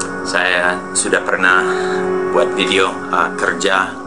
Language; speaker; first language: Indonesian; non-native, fluent; English